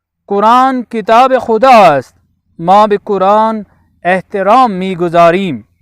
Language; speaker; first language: Persian; non-native, fluent; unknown